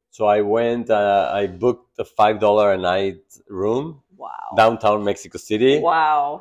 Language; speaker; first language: English; non-native, fluent; Spanish